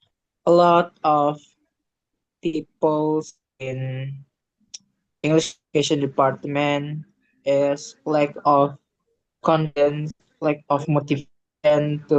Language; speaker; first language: English; non-native, learner; Indonesian